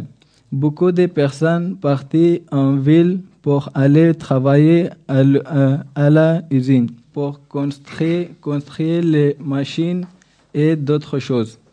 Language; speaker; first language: French; non-native, learner; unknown